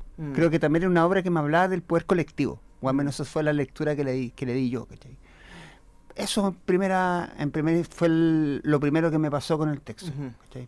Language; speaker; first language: Spanish; native; Spanish